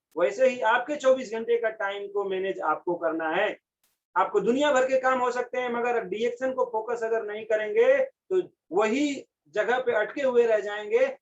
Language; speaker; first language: Hindi; native; Hindi